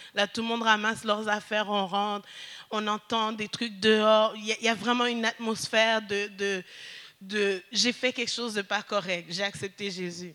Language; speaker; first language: French; early bilingual, other home language; Haitian Creole